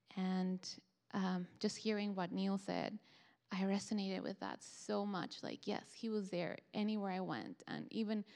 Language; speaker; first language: English; non-native, fluent; Spanish